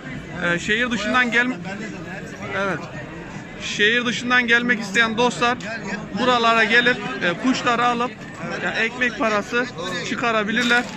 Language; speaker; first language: Turkish; native; Turkish